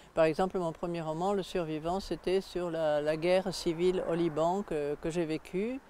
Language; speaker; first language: French; native; French